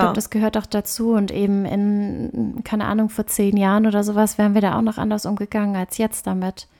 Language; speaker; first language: German; native; German